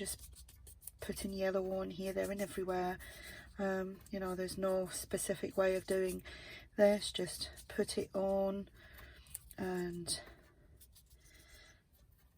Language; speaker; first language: English; native; English